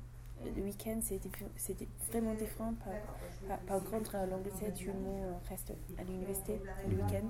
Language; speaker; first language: French; non-native, learner; English